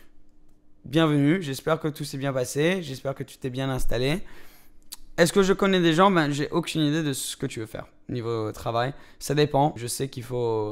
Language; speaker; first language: French; native; French